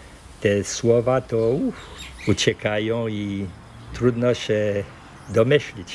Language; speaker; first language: Polish; early bilingual, heritage; French